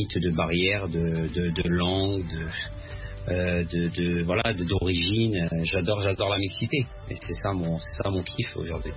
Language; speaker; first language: French; early bilingual, other home language; Arabic